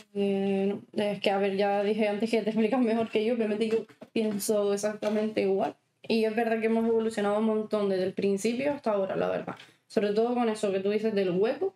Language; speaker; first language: Spanish; native; Spanish